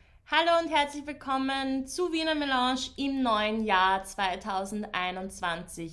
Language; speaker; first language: German; native; German